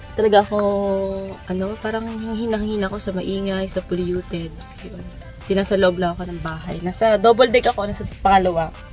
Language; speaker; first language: Filipino; non-native, local second language; Bikol